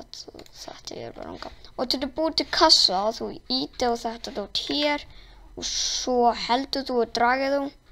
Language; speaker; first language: Icelandic; non-native, learner; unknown